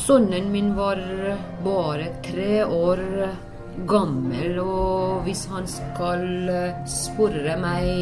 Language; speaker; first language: Norwegian; non-native, learner; Persian